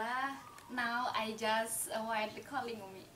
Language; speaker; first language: English; non-native, learner; Indonesian